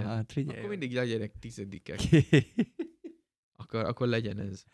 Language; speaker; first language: Hungarian; native; Hungarian